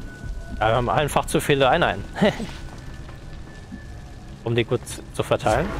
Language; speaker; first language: German; native; German